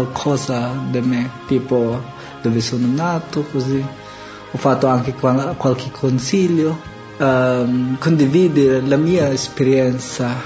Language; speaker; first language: Italian; non-native, learner; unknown